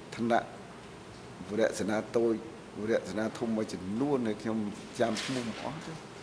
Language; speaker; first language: Khmer; native; Khmer